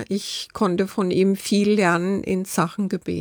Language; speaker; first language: German; native; German